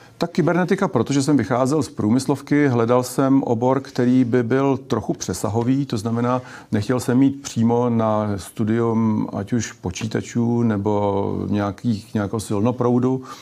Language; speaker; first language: Czech; native; Czech